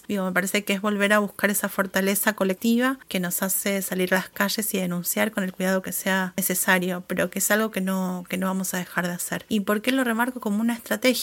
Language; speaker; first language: Spanish; native; Spanish